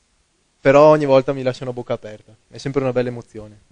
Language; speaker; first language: Italian; native; Italian